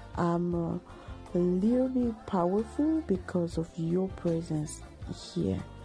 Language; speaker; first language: English; non-native, learner; French